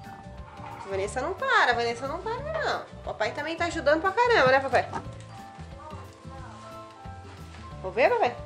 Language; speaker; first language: Portuguese; native; Portuguese